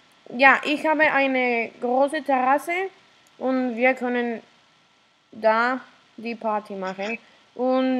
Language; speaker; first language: German; non-native, learner; Spanish